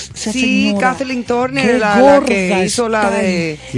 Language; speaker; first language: Spanish; native; Spanish